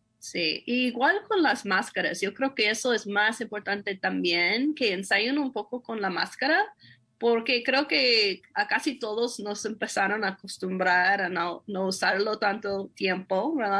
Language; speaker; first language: Spanish; non-native, fluent; English